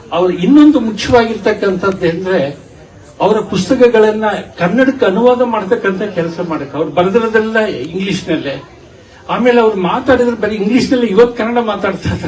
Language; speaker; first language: Kannada; native; Kannada